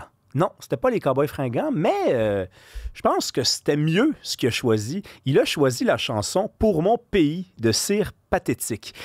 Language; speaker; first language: French; native; French